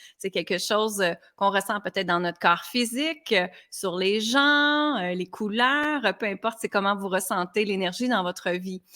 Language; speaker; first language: French; native; French